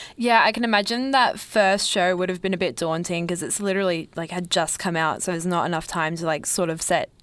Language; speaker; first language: English; native; English